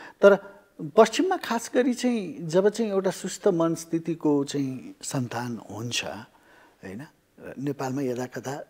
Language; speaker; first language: Nepali; native; Nepali